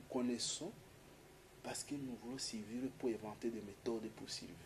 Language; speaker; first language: French; non-native, fluent; Kinyarwanda